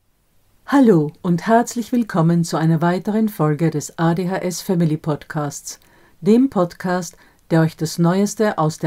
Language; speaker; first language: German; native; German